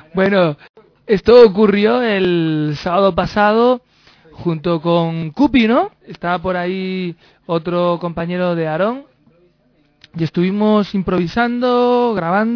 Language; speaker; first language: Spanish; native; Spanish